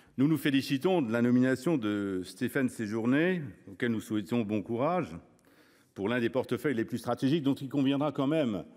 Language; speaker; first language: French; native; French